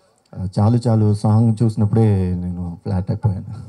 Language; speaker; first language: Telugu; non-native, fluent; Tamil